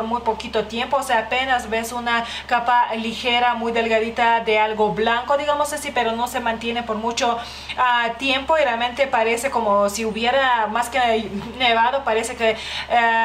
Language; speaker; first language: Spanish; non-native, fluent; Lithuanian